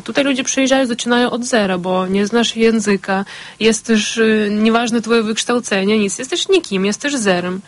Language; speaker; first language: Polish; non-native, fluent; Ukrainian